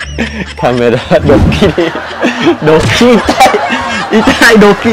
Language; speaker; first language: Japanese; non-native, learner; Vietnamese